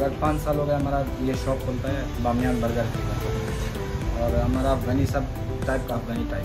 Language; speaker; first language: Hindi; non-native, learner; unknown